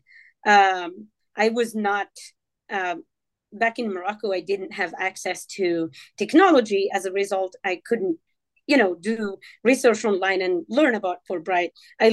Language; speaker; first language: English; non-native, fluent; Arabic